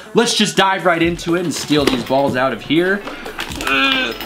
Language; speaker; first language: English; native; English